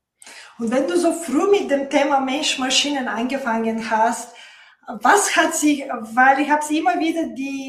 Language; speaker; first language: German; non-native, fluent; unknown